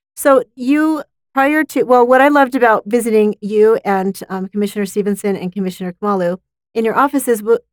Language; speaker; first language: English; native; English